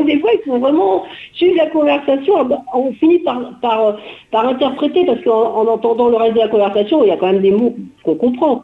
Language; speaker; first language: French; native; French